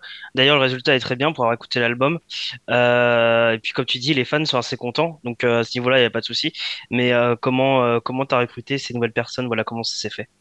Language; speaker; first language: French; native; French